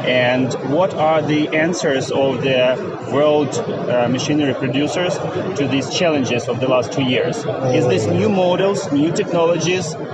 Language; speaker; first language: English; non-native, fluent; Ukrainian